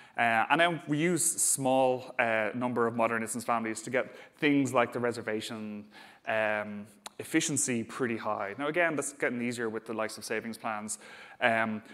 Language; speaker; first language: English; native; English